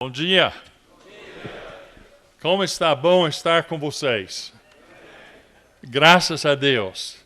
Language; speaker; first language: Portuguese; non-native, fluent; English